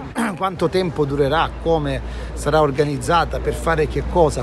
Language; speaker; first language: Italian; native; Italian